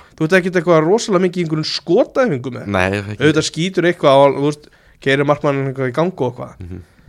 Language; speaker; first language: Icelandic; native; Icelandic